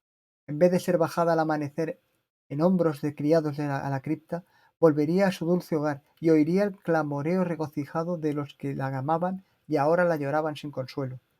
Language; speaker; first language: Spanish; native; Spanish